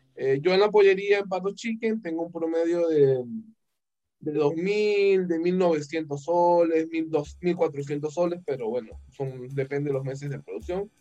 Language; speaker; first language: Spanish; native; Spanish